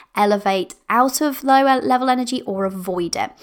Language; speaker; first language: English; native; English